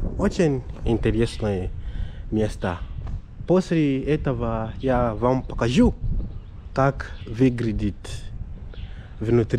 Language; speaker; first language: Russian; non-native, learner; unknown